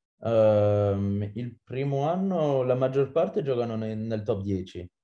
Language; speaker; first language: Italian; non-native, fluent; French